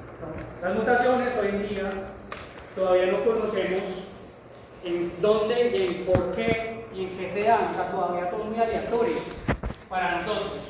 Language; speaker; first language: Spanish; native; Spanish